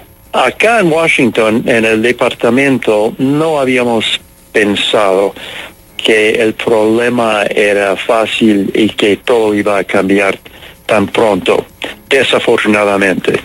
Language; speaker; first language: Spanish; non-native, fluent; English